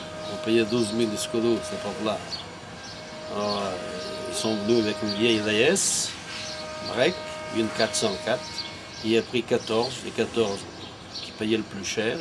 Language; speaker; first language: French; non-native, fluent; Portuguese